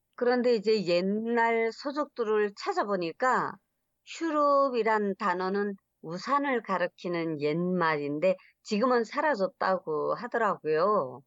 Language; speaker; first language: Korean; native; Korean